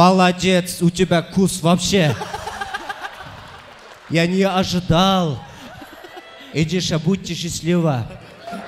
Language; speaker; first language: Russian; non-native, local second language; Kyrgyz